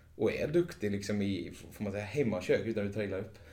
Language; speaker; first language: Swedish; native; Swedish